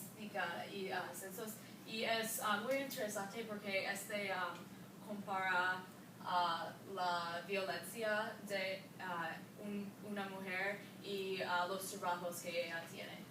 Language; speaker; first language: Spanish; non-native, learner; English